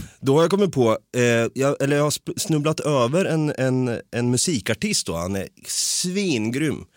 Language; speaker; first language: Swedish; native; Swedish